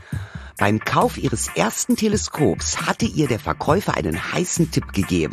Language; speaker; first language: German; native; German